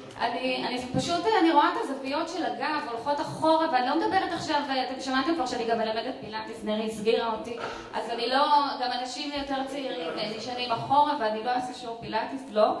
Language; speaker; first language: Hebrew; native; Hebrew